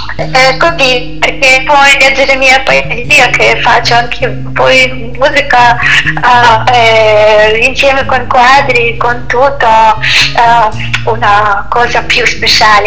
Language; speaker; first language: Italian; non-native, learner; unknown